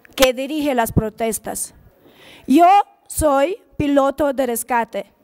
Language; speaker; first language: Spanish; non-native, fluent; Ukrainian